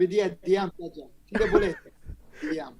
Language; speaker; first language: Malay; non-native, learner; Arabic